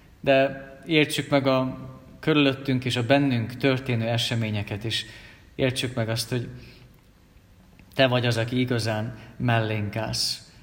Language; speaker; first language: Hungarian; native; Hungarian